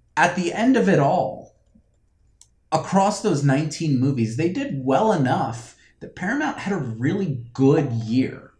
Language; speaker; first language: English; native; English